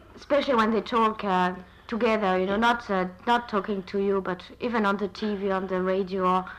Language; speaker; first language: English; non-native, fluent; French